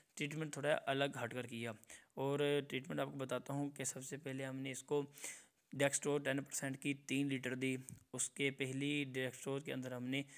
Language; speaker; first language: Urdu; non-native, local second language; Punjabi